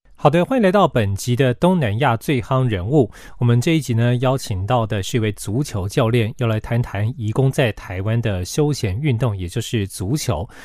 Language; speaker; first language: Chinese; native; Chinese